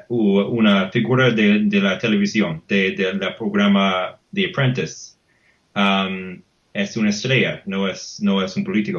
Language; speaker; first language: Spanish; non-native, fluent; English